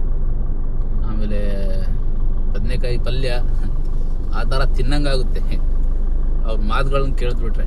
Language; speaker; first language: Kannada; non-native, local second language; Urdu